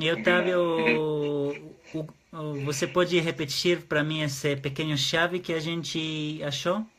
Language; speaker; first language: Portuguese; non-native, fluent; Hebrew